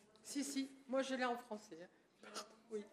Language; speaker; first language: French; native; French